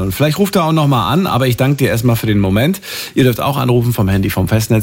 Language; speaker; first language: German; native; German